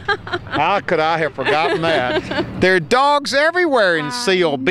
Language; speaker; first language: English; native; English